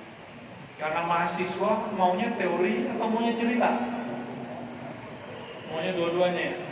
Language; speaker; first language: Indonesian; native; Indonesian